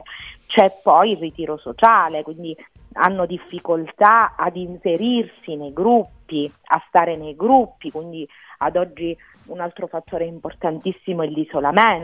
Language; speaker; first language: Italian; native; Italian